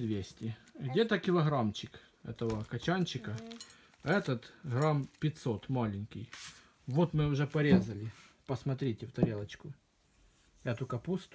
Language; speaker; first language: Russian; native; Russian